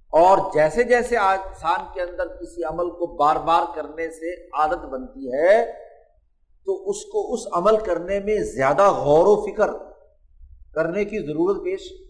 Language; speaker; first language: Urdu; non-native, local second language; Punjabi